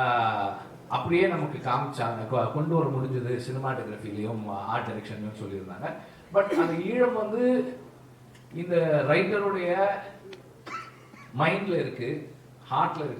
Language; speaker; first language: Tamil; native; Tamil